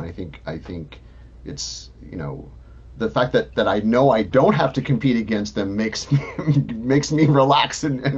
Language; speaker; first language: English; native; English